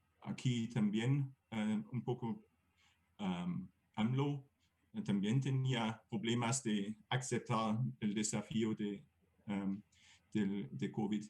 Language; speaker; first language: Spanish; non-native, fluent; German